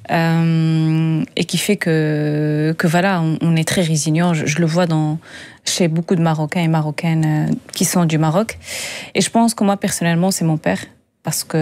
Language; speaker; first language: French; non-native, local second language; Tachelhit